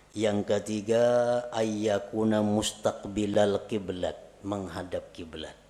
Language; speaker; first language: Indonesian; non-native, local second language; Banjar